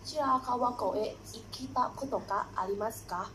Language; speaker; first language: Japanese; non-native, learner; Thai